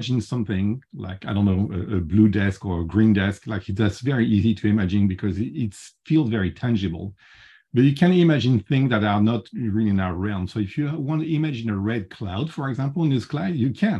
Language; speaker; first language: English; non-native, fluent; French